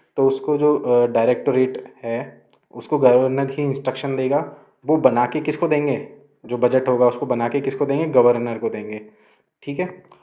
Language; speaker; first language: Hindi; native; Hindi